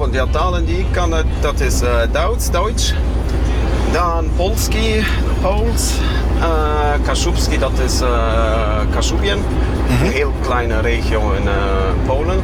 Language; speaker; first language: Dutch; non-native, fluent; Kashubian